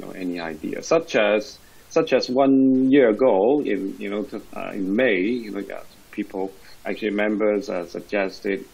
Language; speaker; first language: English; non-native, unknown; Chinese